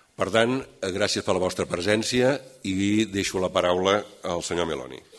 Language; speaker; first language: Catalan; native; Catalan